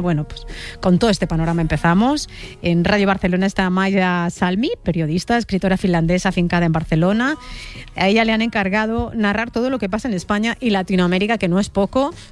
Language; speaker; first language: Spanish; native; Spanish